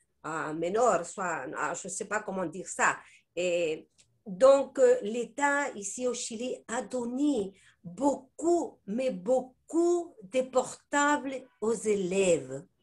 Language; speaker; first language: French; non-native, fluent; Spanish